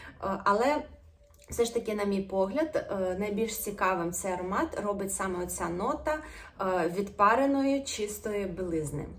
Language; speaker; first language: Ukrainian; non-native, local second language; Russian